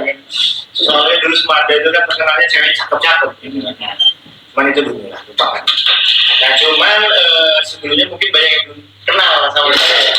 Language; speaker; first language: Indonesian; native; Indonesian